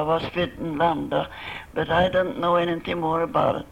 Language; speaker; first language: English; non-native, fluent; Swedish